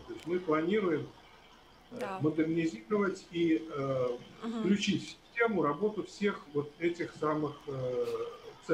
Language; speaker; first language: Russian; native; Russian